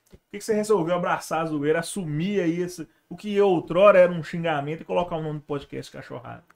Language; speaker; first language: Portuguese; native; Portuguese